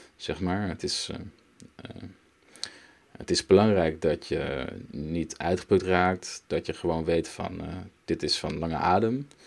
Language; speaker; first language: Dutch; early bilingual, other home language; Turkish